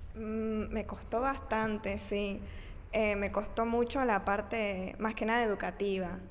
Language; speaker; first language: Spanish; early bilingual, other home language; Japanese